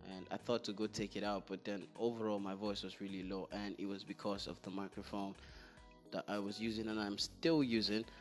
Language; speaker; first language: English; non-native, local second language; Igbo